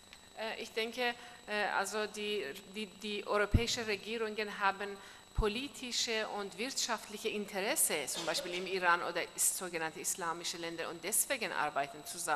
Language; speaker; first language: German; non-native, learner; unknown